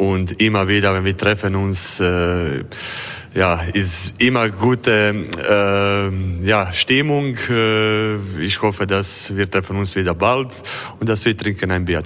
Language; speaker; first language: German; non-native, learner; Croatian